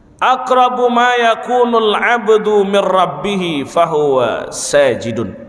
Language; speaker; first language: Malay; non-native, local second language; Banjar